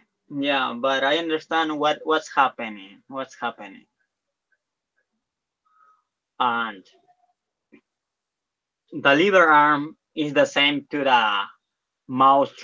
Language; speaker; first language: English; non-native, learner; Spanish